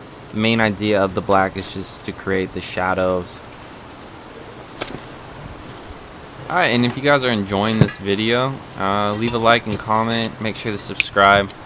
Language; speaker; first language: English; native; English